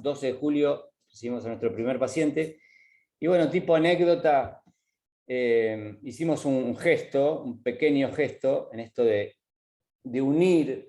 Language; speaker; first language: Spanish; native; Spanish